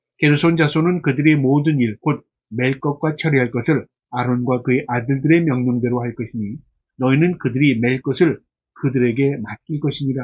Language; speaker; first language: Korean; native; Korean